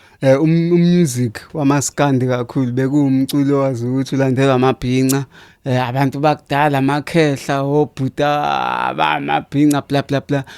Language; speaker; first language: Zulu; native; Zulu